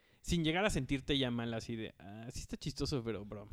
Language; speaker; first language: Spanish; native; Spanish